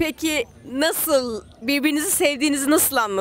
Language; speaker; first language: Turkish; native; Turkish